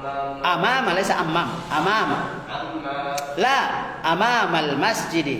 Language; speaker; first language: Arabic; non-native, fluent; Indonesian